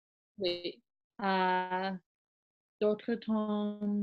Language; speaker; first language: French; non-native, learner; English